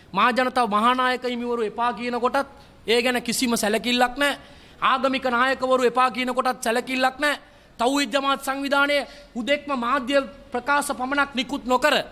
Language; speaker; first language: Sinhala; non-native, local second language; Tamil